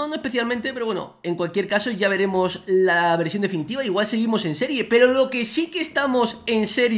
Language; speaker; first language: Spanish; native; Spanish